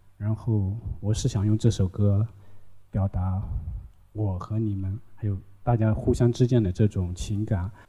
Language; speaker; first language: Chinese; non-native, local second language; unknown